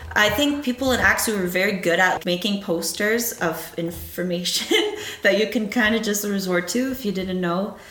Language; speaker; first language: English; early bilingual, other home language; Arabic